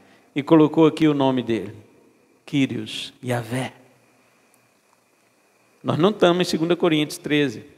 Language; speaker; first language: Portuguese; native; Portuguese